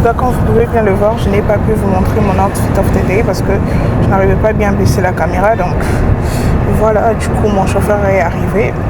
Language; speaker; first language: French; non-native, local second language; Lingala